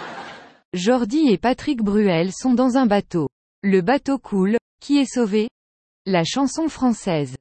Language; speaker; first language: French; native; French